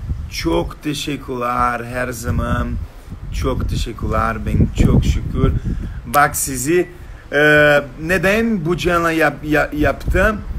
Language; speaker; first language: Turkish; non-native, learner; Portuguese